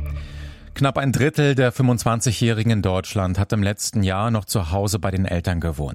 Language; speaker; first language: German; native; German